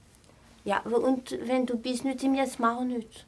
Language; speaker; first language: German; non-native, fluent; French